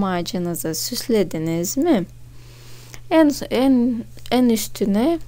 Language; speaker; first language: Turkish; non-native, fluent; Russian